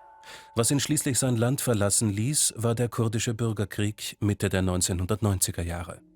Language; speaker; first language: German; native; German